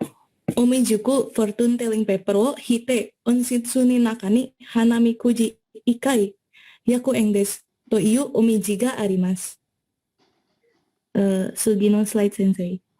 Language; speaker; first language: Japanese; non-native, learner; Indonesian